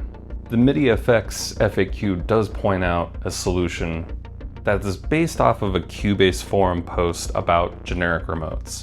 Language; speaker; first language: English; native; English